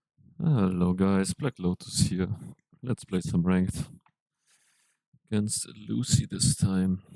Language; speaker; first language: English; non-native, fluent; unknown